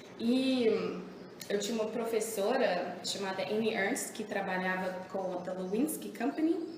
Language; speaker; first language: Portuguese; early bilingual, heritage; English